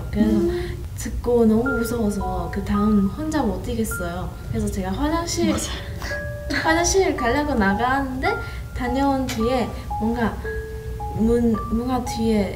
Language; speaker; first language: Korean; non-native, learner; Chinese